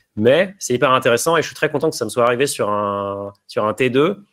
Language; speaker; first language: French; native; French